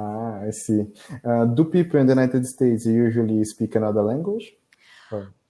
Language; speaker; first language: English; non-native, learner; Portuguese